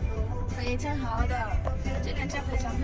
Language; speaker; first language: Chinese; non-native, learner; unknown